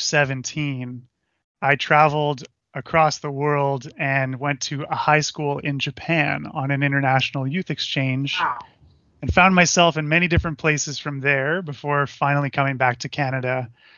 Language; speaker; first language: English; native; English